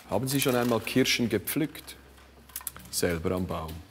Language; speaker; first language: German; native; German